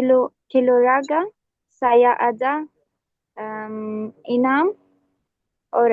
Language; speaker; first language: Indonesian; non-native, learner; Arabic